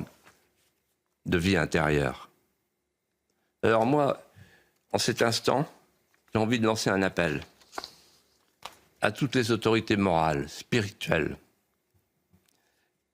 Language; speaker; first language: French; native; French